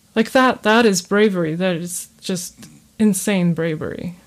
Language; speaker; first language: English; early bilingual, other home language; Ukrainian